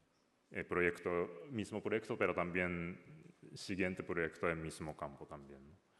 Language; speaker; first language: Spanish; non-native, learner; Japanese